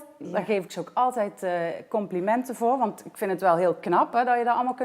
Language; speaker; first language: Dutch; native; Dutch